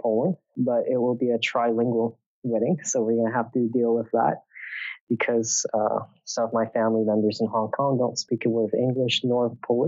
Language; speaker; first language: English; native; English